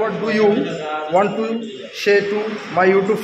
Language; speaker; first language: English; non-native, learner; Bangla